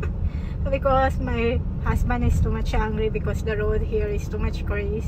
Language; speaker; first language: English; non-native, learner; Filipino